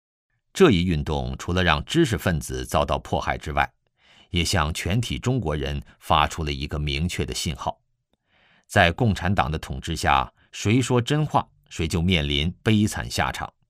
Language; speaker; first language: Chinese; native; Chinese